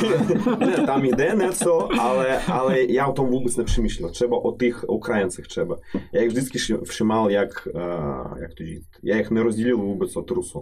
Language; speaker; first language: Czech; non-native, fluent; Russian